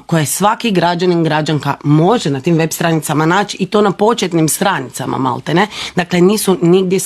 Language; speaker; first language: Croatian; native; Croatian